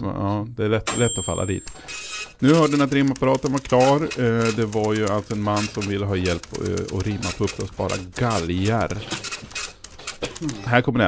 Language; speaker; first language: Swedish; native; Swedish